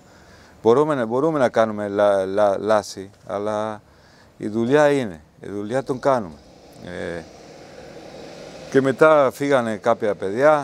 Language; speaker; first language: Greek; non-native, learner; Spanish